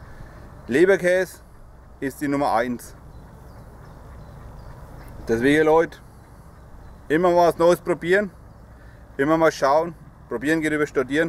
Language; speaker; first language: German; native; German